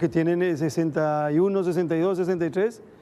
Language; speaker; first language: Spanish; native; Spanish